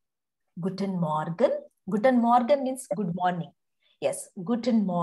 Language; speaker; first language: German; non-native, fluent; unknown